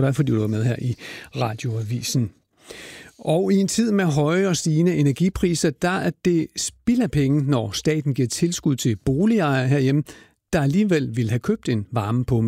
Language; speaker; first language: Danish; native; Danish